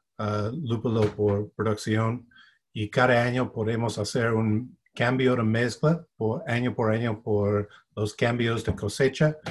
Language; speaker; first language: Spanish; non-native, fluent; English